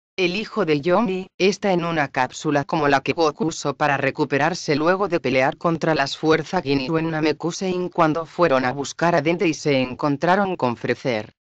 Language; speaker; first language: Spanish; native; Spanish